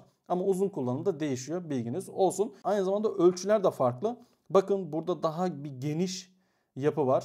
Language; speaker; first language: Turkish; native; Turkish